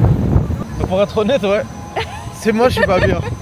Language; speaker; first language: French; native; French